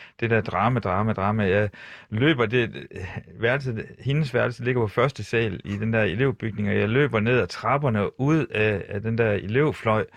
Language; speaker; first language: Danish; native; Danish